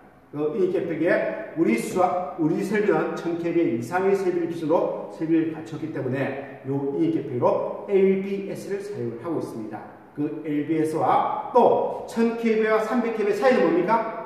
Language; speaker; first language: Korean; native; Korean